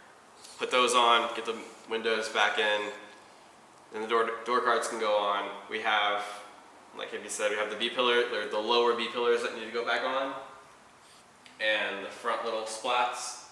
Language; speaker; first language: English; native; English